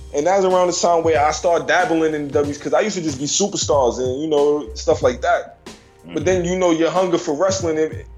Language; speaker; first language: English; native; English